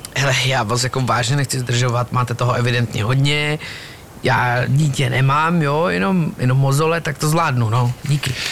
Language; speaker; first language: Czech; native; Czech